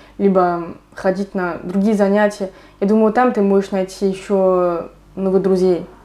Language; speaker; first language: Russian; non-native, fluent; French